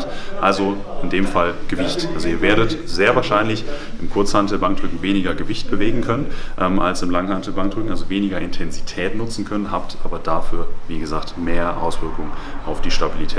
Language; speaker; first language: German; native; German